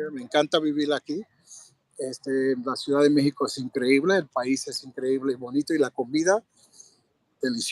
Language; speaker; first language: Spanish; early bilingual, heritage; Spanish